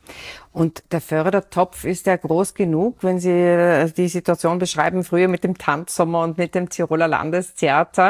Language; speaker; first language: German; native; German